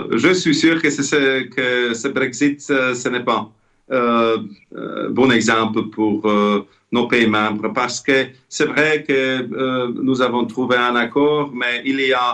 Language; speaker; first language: French; non-native, fluent; Slovak